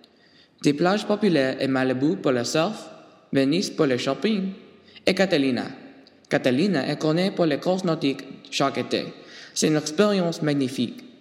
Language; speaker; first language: French; non-native, learner; English